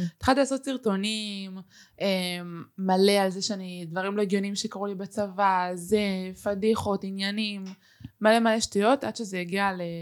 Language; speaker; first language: Hebrew; early bilingual, other home language; Spanish